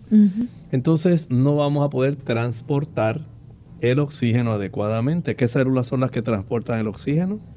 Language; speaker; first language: Spanish; native; Spanish